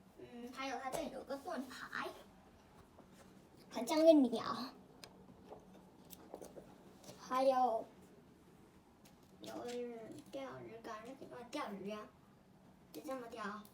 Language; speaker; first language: Chinese; early bilingual, heritage; Chinese